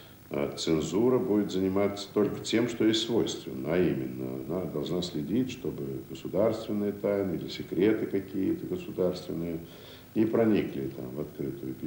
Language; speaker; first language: Russian; native; Russian